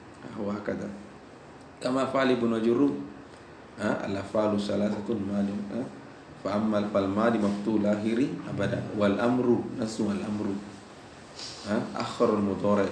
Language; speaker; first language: Arabic; non-native, fluent; Indonesian